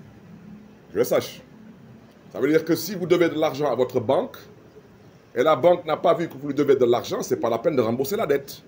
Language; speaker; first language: French; non-native, local second language; Wolof